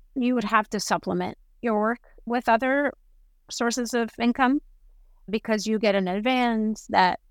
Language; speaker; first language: English; non-native, fluent; Spanish